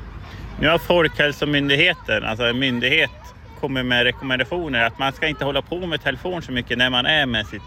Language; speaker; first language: Swedish; native; Swedish